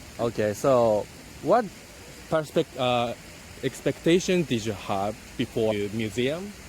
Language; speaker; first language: English; non-native, learner; Japanese